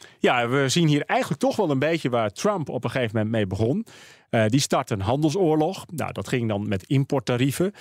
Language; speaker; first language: Dutch; native; Dutch